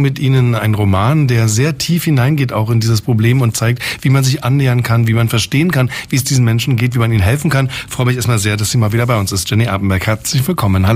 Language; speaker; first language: German; native; German